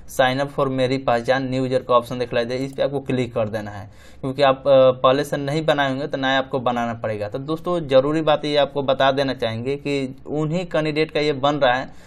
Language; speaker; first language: Hindi; native; Hindi